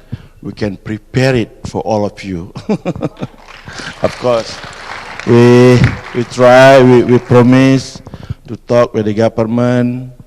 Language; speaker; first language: English; non-native, fluent; Indonesian